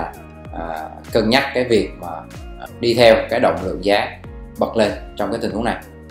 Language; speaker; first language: Vietnamese; native; Vietnamese